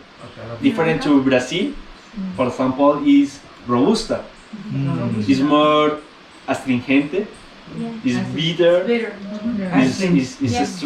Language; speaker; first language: English; non-native, learner; Spanish